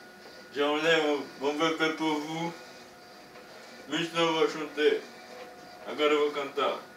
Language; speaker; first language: French; non-native, learner; Portuguese